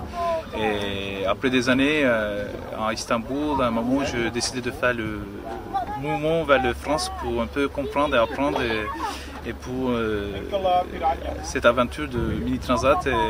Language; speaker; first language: French; non-native, fluent; Turkish